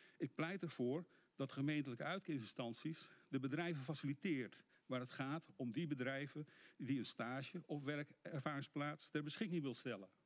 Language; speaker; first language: Dutch; native; Dutch